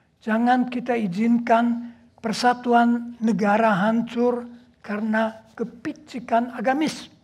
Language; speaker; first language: Indonesian; non-native, fluent; German